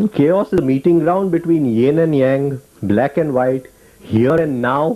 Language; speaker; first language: English; non-native, local second language; Gujarati